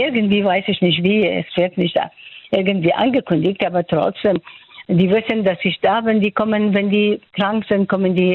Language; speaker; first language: German; non-native, fluent; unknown